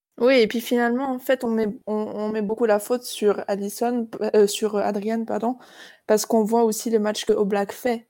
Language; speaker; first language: French; native; French